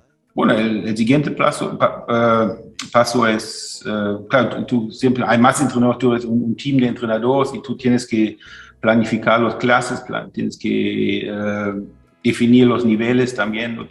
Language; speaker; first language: Spanish; non-native, fluent; German